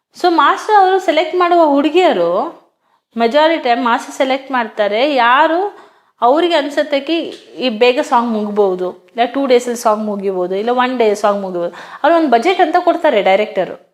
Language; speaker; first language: Kannada; non-native, local second language; Hindi